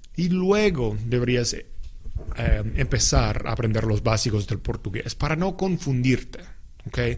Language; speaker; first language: Spanish; non-native, fluent; English